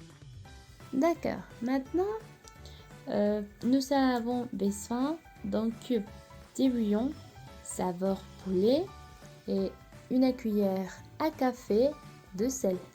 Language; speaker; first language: French; non-native, fluent; Spanish